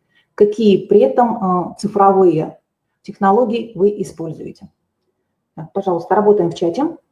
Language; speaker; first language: Russian; native; Russian